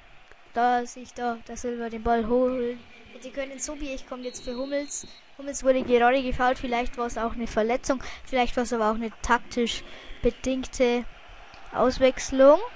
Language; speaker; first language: German; native; German